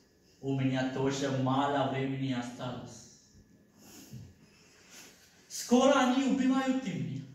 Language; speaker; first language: Russian; non-native, learner; Sinhala